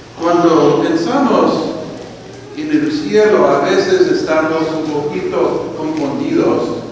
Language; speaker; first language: Spanish; non-native, fluent; English